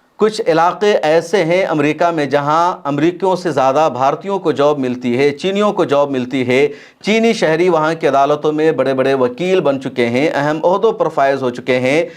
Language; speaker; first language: Urdu; native; Urdu